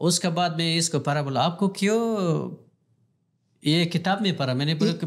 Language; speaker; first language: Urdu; non-native, learner; Pashto